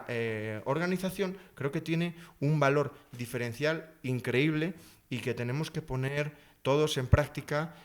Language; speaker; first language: Spanish; native; Spanish